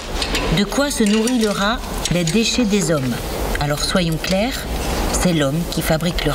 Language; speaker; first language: French; native; French